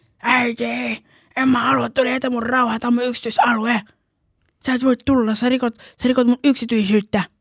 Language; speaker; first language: Finnish; early bilingual, other home language; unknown